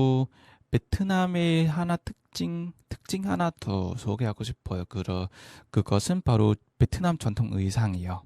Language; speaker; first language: Korean; non-native, fluent; Vietnamese